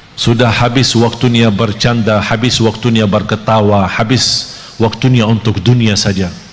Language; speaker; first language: Malay; non-native, fluent; Arabic